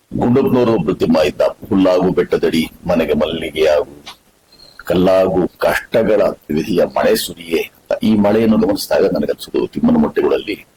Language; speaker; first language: Kannada; native; Kannada